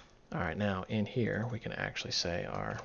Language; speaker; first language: English; native; English